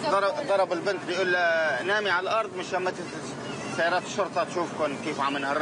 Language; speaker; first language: Arabic; native; Arabic